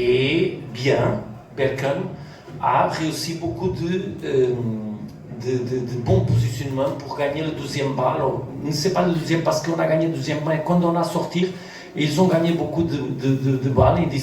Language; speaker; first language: French; non-native, learner; Portuguese